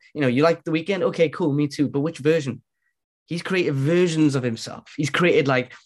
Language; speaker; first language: English; native; English